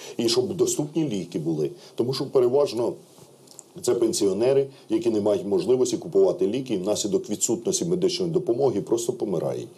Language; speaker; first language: Ukrainian; native; Ukrainian